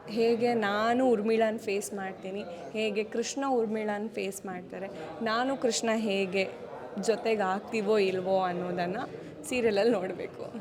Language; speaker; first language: Kannada; non-native, local second language; Konkani